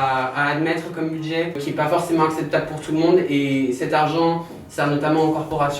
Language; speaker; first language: French; native; French